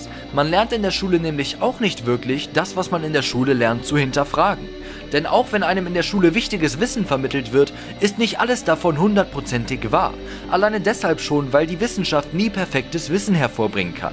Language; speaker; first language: German; native; German